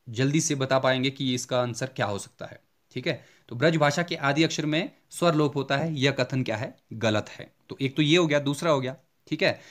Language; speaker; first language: Hindi; native; Hindi